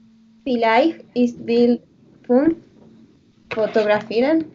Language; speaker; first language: German; non-native, learner; Spanish